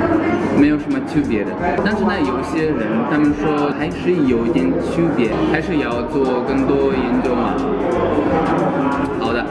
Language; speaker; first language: Chinese; non-native, fluent; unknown